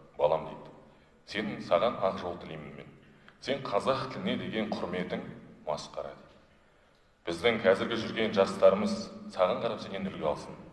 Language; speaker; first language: Kazakh; non-native, local second language; Russian